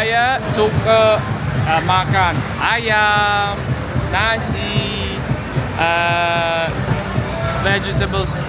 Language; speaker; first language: Indonesian; non-native, learner; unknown